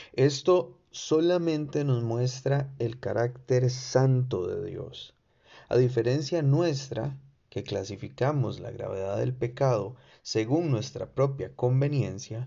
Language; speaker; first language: Spanish; native; Spanish